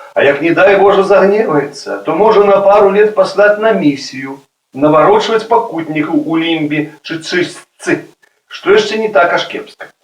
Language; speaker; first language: Belarusian; native; Belarusian